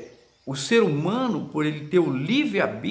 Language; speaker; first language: Portuguese; native; Portuguese